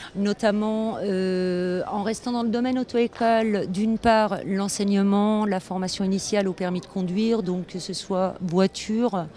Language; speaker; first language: French; native; French